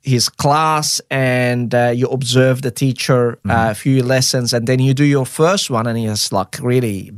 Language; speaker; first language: English; non-native, fluent; Arabic